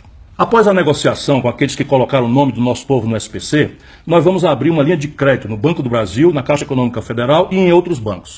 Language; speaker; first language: Portuguese; native; Portuguese